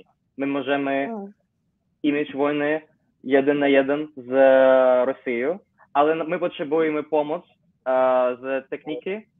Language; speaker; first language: Polish; non-native, learner; Ukrainian